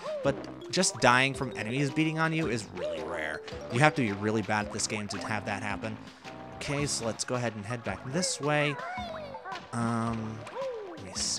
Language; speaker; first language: English; native; English